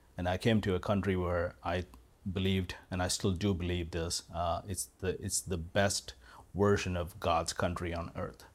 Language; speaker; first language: English; non-native, local second language; Malayalam